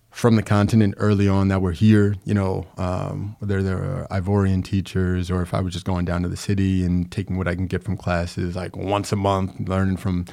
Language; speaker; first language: English; native; English